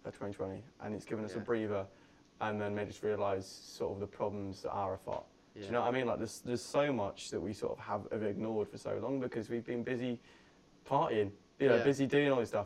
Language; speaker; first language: English; native; English